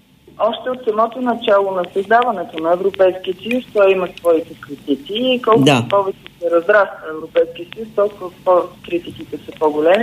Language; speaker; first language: Bulgarian; native; Bulgarian